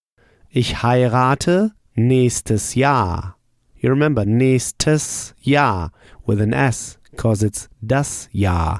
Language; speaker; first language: German; non-native, fluent; English